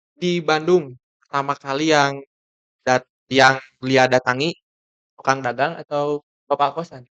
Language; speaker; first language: Indonesian; native; Indonesian